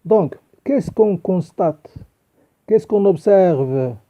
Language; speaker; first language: French; non-native, local second language; Arabic